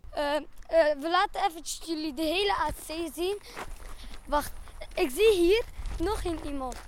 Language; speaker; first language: Dutch; early bilingual, other home language; Persian